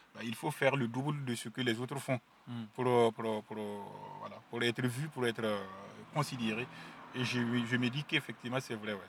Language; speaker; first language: French; non-native, local second language; Mossi